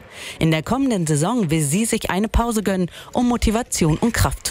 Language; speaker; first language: German; native; German